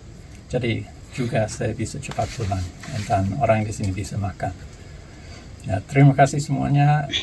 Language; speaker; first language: Indonesian; non-native, learner; English